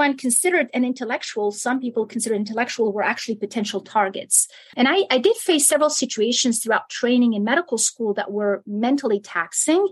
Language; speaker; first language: English; non-native, fluent; Arabic